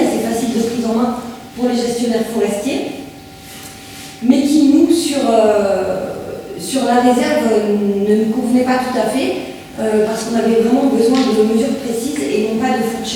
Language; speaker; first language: French; native; French